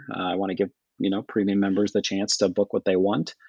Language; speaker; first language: English; native; English